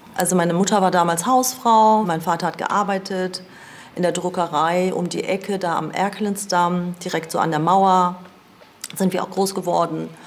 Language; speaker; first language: German; native; German